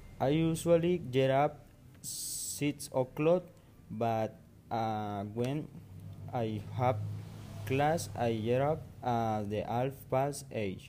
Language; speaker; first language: English; non-native, learner; Spanish